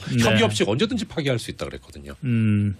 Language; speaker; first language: Korean; native; Korean